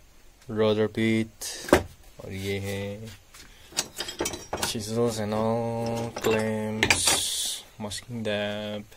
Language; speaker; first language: Hindi; non-native, local second language; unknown